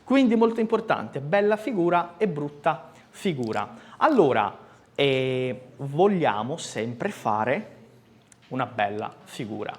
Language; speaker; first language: Italian; non-native, fluent; Portuguese